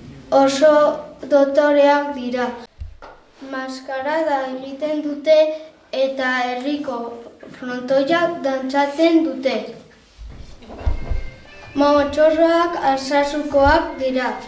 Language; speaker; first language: Basque; non-native, local second language; Spanish